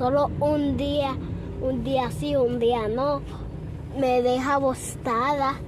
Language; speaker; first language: Spanish; early bilingual, other home language; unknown